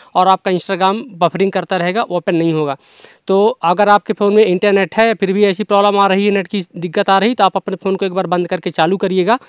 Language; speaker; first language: Hindi; native; Hindi